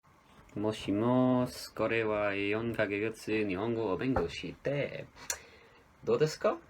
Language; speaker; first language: Japanese; non-native, learner; English